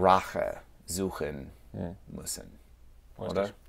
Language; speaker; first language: German; non-native, learner; English